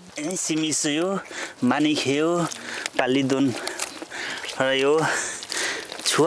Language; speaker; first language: Korean; non-native, learner; Nepali